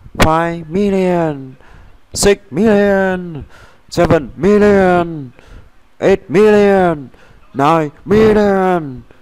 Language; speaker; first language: English; non-native, learner; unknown